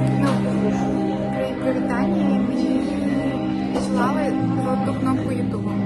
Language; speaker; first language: Ukrainian; non-native, local second language; Russian